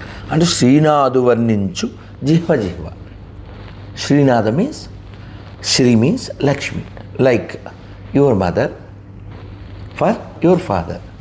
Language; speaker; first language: English; non-native, local second language; Telugu